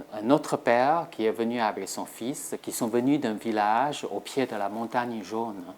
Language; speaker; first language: French; non-native, fluent; Chinese